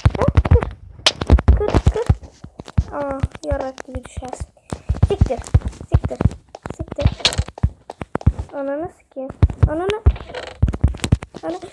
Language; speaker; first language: Turkish; native; Turkish